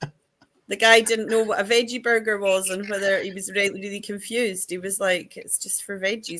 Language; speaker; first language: English; native; English